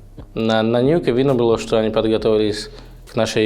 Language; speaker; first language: Russian; non-native, fluent; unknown